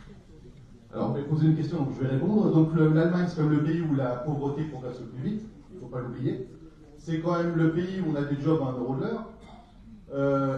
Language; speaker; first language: French; native; French